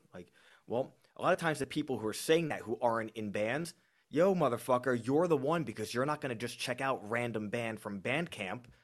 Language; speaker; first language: English; native; English